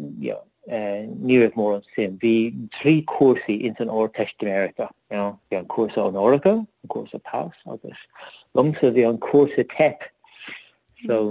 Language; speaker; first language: Irish; non-native, learner; English